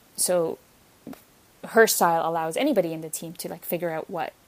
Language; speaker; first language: English; non-native, fluent; Arabic